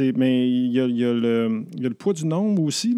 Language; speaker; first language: French; native; French